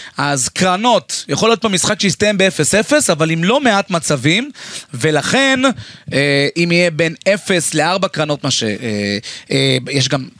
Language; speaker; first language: Hebrew; native; Hebrew